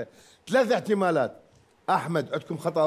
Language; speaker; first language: Arabic; native; Arabic